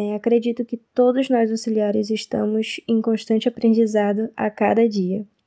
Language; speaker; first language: Portuguese; native; Portuguese